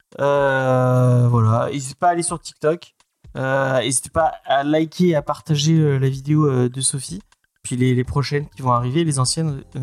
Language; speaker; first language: French; native; French